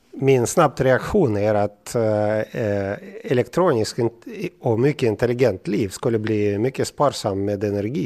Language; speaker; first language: Swedish; non-native, fluent; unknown